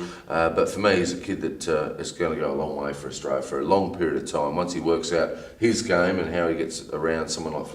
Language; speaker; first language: English; native; English